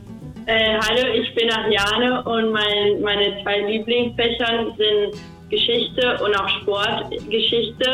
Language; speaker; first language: German; early bilingual, heritage; German